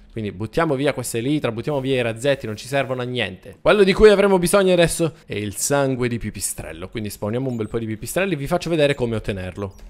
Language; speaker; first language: Italian; native; Italian